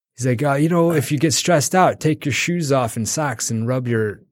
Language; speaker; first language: English; native; English